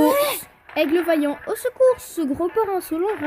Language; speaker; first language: French; native; French